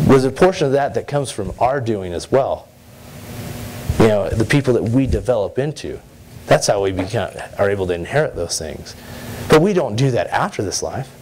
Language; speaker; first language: English; native; English